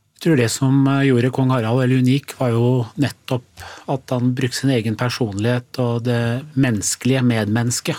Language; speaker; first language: Norwegian; early bilingual, other home language; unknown